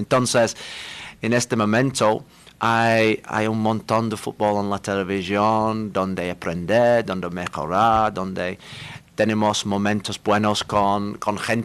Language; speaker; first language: Spanish; non-native, learner; English